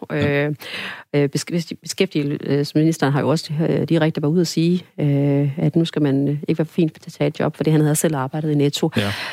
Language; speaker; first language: Danish; early bilingual, other home language; Tamil